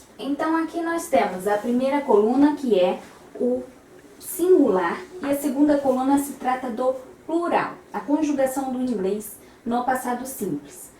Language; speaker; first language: Portuguese; native; Portuguese